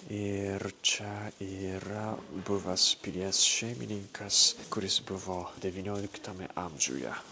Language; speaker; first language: Lithuanian; non-native, fluent; Japanese